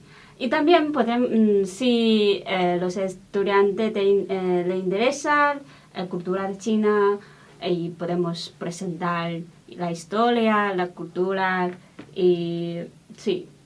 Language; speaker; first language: Spanish; non-native, learner; Chinese